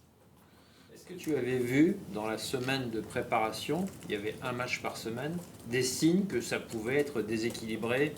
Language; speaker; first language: French; native; French